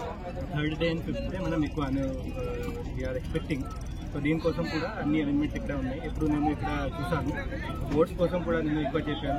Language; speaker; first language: Telugu; non-native, fluent; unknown